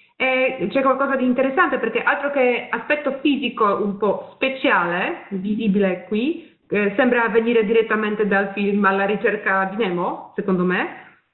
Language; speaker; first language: Italian; non-native, fluent; Polish